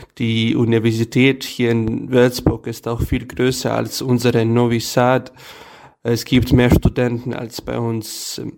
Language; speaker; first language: German; non-native, fluent; Serbian